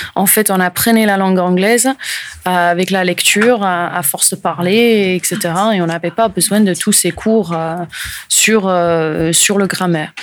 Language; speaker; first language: French; non-native, fluent; English